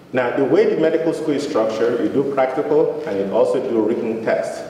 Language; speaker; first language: English; non-native, local second language; Yoruba